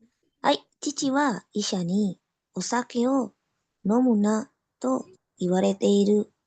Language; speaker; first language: Japanese; non-native, learner; Indonesian